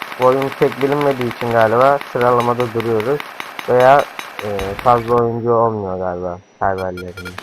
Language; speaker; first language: Turkish; native; Turkish